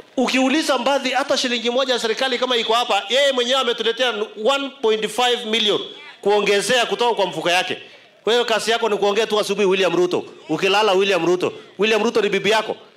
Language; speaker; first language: Swahili; non-native, local second language; Kalenjin